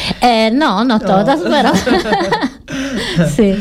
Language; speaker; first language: Catalan; non-native, learner; Italian